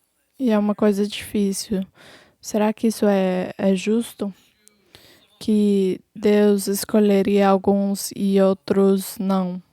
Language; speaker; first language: Portuguese; non-native, fluent; English